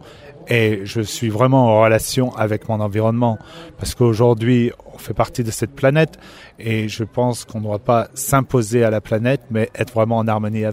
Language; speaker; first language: French; native; French